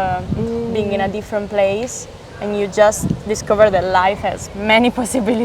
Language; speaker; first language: English; non-native, fluent; Italian